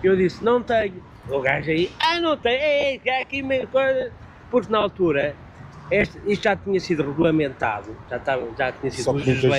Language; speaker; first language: Portuguese; native; Portuguese